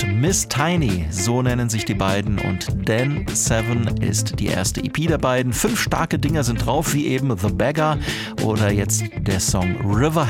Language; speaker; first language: German; native; German